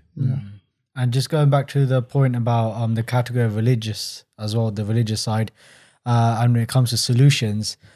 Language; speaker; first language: English; native; English